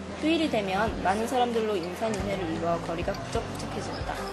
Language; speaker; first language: Korean; native; Korean